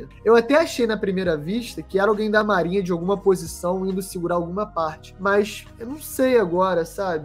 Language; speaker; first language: Portuguese; native; Portuguese